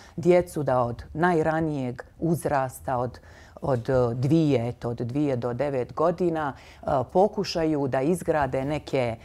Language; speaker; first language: Serbian; native; Serbian